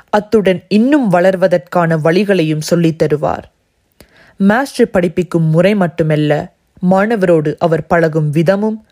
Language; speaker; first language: Tamil; early bilingual, heritage; Tamil